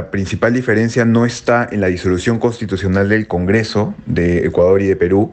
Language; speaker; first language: Spanish; native; Spanish